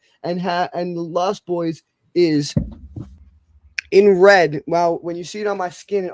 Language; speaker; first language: English; native; English